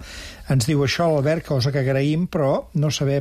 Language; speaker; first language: Catalan; native; Catalan